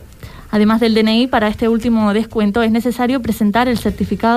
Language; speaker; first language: Spanish; native; Spanish